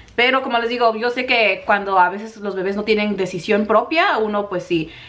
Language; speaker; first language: Spanish; native; Spanish